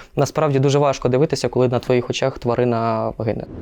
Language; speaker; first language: Ukrainian; non-native, local second language; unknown